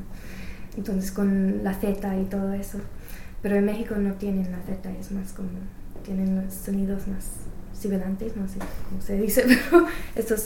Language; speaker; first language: Spanish; non-native, learner; English